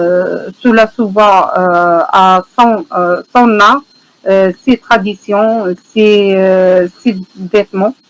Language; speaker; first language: French; non-native, learner; Arabic